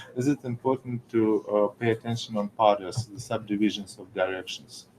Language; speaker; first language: English; non-native, fluent; Russian